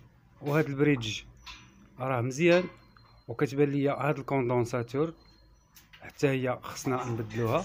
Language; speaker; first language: Arabic; native; Arabic